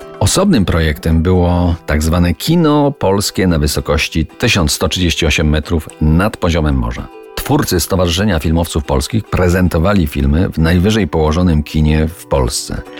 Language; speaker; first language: Polish; native; Polish